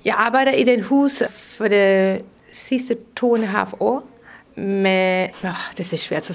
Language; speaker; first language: Danish; non-native, learner; German